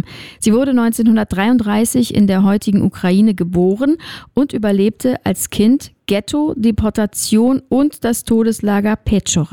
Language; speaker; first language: German; native; German